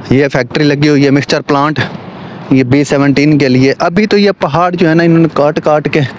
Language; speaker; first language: Urdu; non-native, local second language; Punjabi